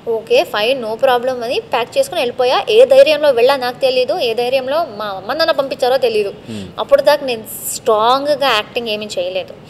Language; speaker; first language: Telugu; non-native, local second language; Tamil